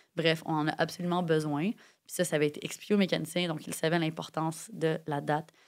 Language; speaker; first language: French; native; French